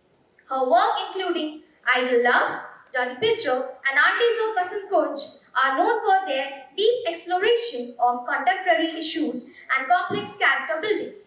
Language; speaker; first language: English; non-native, local second language; Hindi